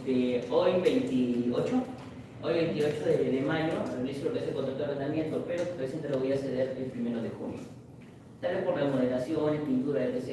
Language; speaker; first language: Spanish; native; Spanish